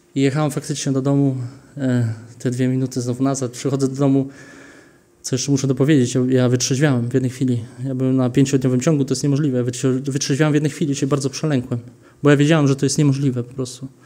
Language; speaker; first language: Polish; early bilingual, heritage; Polish